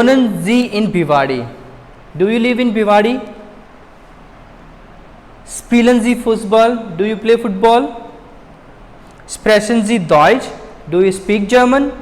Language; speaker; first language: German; non-native, fluent; Hindi